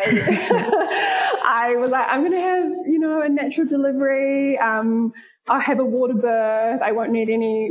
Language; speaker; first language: English; native; English